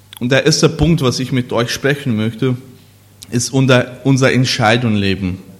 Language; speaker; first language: German; non-native, learner; Portuguese